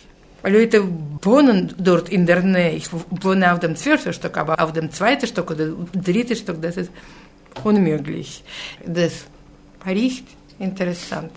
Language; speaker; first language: German; non-native, learner; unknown